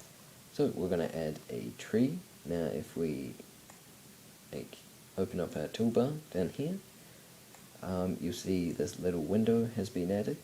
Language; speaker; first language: English; native; English